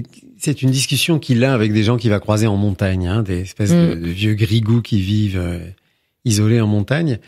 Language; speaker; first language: French; native; French